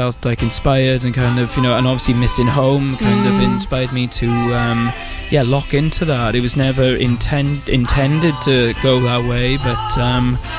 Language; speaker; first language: English; native; English